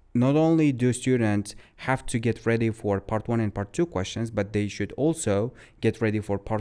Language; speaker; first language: English; non-native, fluent; Uzbek